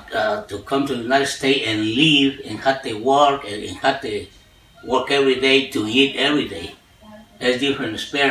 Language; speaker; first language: English; non-native, learner; Spanish